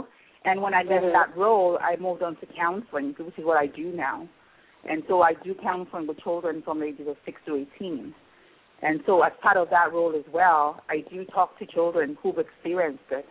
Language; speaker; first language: English; non-native, local second language; Yoruba